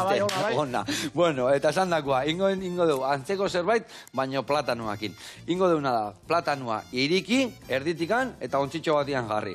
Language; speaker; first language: Basque; native; Basque